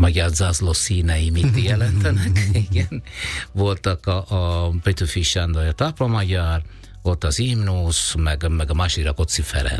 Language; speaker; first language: Hungarian; non-native, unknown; Italian